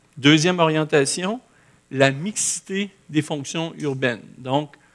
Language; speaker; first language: French; native; French